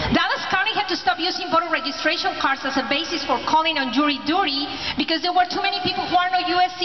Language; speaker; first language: English; non-native, fluent; Spanish